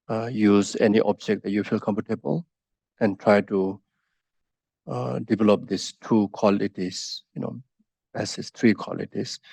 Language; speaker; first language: English; non-native, fluent; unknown